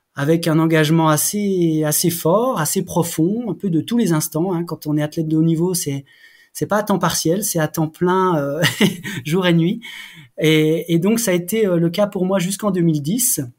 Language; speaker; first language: French; native; French